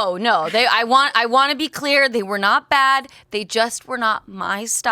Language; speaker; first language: English; native; English